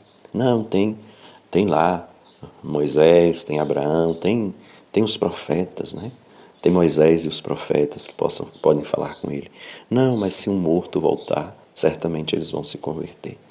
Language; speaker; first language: Portuguese; native; Portuguese